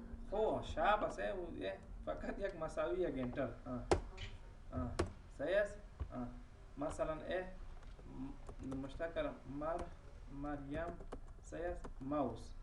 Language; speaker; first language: Persian; non-native, local second language; Pashto